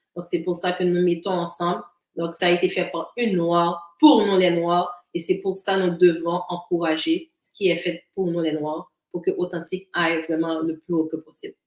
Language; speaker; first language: French; non-native, local second language; Haitian Creole